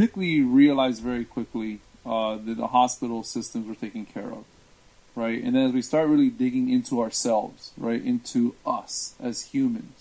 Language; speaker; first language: English; native; English